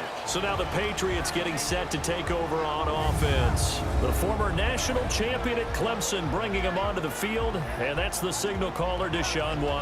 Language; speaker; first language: English; native; English